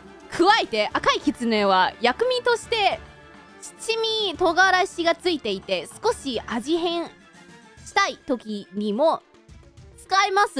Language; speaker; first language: Japanese; non-native, fluent; English